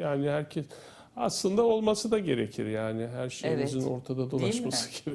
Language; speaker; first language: Turkish; native; Turkish